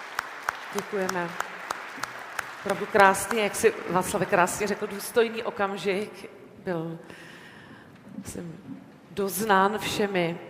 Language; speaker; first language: Czech; native; Czech